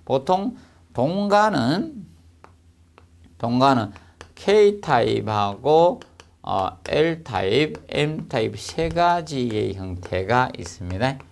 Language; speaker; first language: Korean; native; Korean